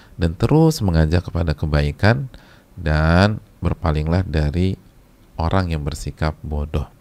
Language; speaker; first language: Indonesian; native; Indonesian